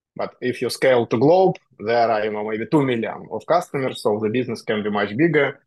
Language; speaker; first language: English; non-native, fluent; Russian